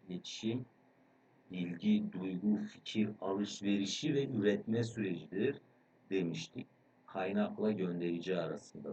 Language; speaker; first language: Turkish; native; Turkish